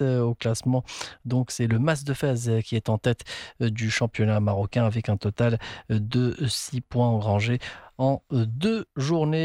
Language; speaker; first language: French; non-native, local second language; Arabic